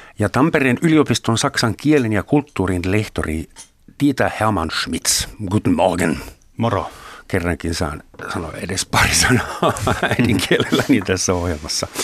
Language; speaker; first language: Finnish; non-native, fluent; German